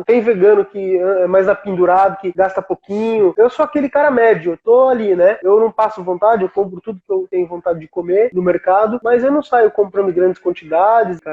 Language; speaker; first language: Portuguese; native; Portuguese